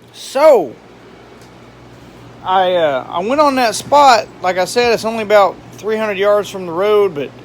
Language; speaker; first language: English; native; English